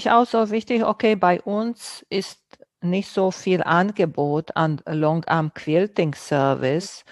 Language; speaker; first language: German; non-native, fluent; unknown